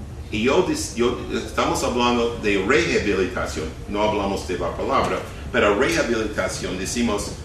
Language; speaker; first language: Spanish; non-native, fluent; English